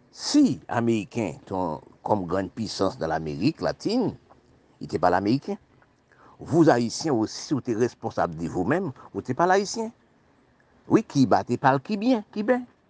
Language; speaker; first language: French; non-native, local second language; Haitian Creole